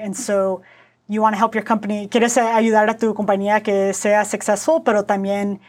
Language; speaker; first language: Spanish; early bilingual, heritage; Spanish